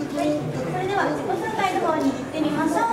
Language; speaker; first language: Japanese; native; Japanese